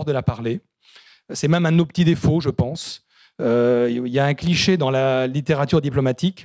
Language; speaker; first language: French; native; French